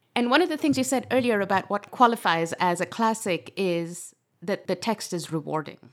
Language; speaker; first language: English; non-native, local second language; Urdu